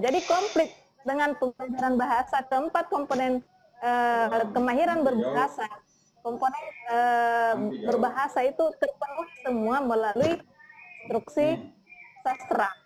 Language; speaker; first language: Indonesian; native; Indonesian